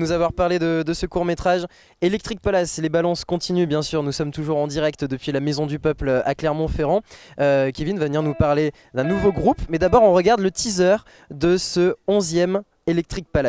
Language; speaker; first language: French; native; French